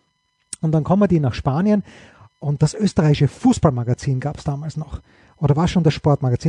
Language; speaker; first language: German; native; German